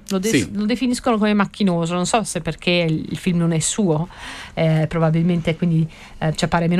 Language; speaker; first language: Italian; native; Italian